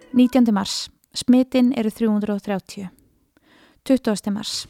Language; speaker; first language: Icelandic; native; Icelandic